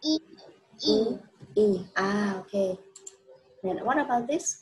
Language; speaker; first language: English; non-native, fluent; Vietnamese